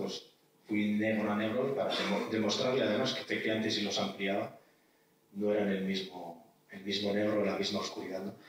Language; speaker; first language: Spanish; native; Spanish